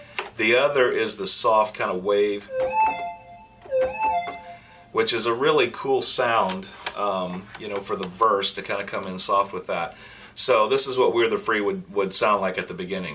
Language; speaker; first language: English; native; English